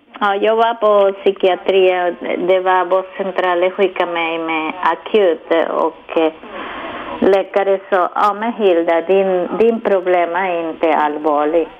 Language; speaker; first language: Swedish; non-native, learner; Spanish